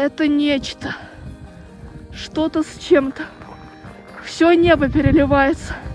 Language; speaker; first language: Russian; native; Russian